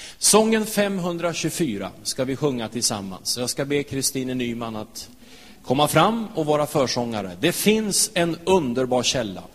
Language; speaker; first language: Swedish; native; Swedish